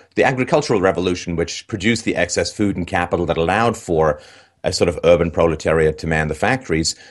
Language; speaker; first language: English; native; English